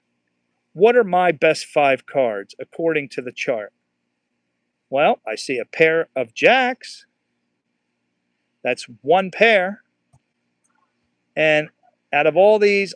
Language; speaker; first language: English; native; English